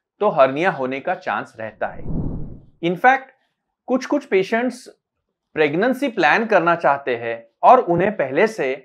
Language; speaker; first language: Hindi; non-native, local second language; Marathi